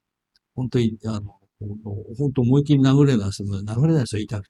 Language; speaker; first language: Japanese; native; Japanese